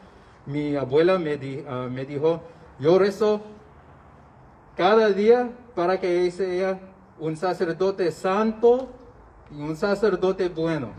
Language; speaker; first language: Spanish; non-native, learner; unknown